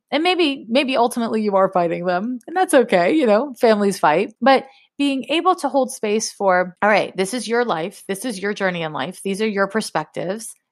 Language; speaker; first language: English; native; English